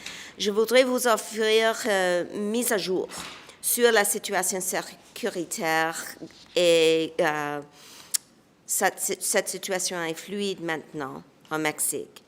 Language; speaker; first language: French; non-native, local second language; English